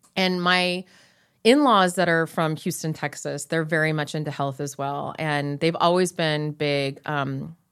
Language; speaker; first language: English; native; English